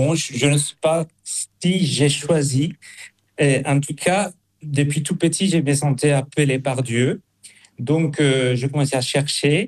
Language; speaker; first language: French; non-native, fluent; Spanish